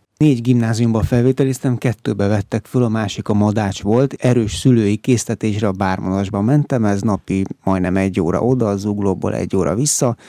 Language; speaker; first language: Hungarian; native; Hungarian